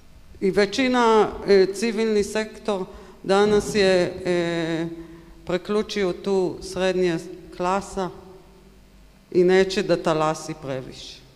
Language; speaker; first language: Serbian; non-native, learner; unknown